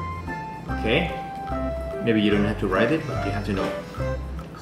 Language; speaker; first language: English; non-native, fluent; Thai